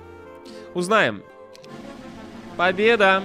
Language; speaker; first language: Russian; native; Russian